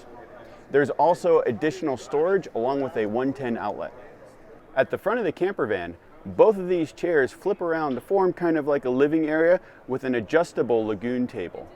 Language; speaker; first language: English; native; English